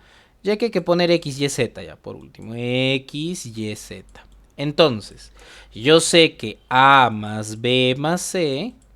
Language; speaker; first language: Spanish; native; Spanish